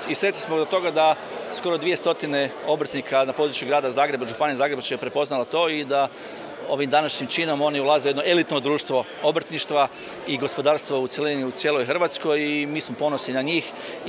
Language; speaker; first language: Croatian; native; Croatian